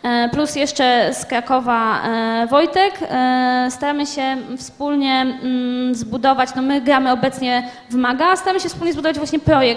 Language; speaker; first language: Polish; native; Polish